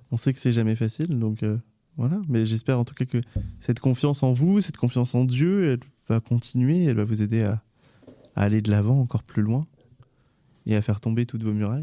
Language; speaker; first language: French; native; French